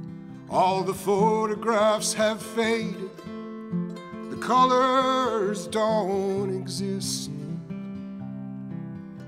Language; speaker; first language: English; native; English